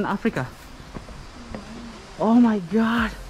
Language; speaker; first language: English; non-native, fluent; Indonesian